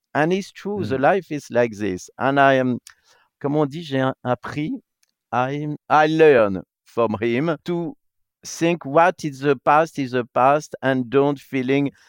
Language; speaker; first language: English; non-native, learner; French